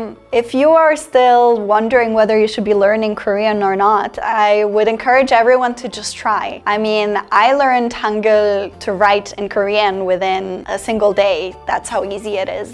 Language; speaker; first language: English; non-native, fluent; Serbian